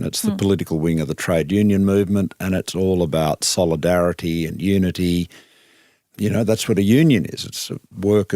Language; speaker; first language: English; native; English